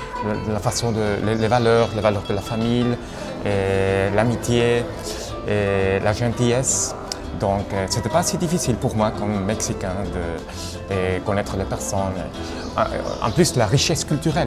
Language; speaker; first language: French; non-native, fluent; Spanish